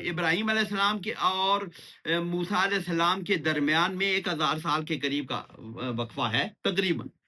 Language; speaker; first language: Urdu; non-native, local second language; Pashto